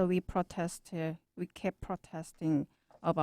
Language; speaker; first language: English; non-native, learner; Korean